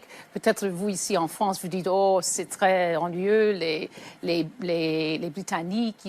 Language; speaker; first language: French; native; French